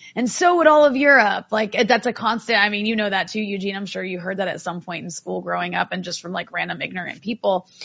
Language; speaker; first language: English; native; English